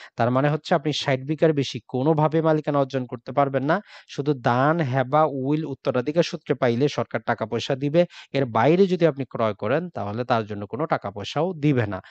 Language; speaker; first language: Bangla; native; Bangla